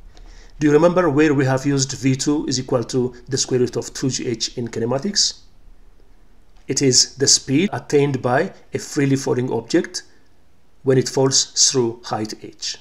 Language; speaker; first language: English; non-native, local second language; Amharic